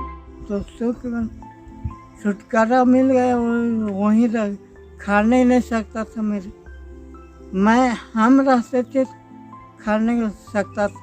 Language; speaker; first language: Hindi; non-native, local second language; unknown